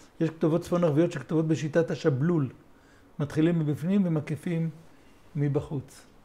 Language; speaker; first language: Hebrew; native; Hebrew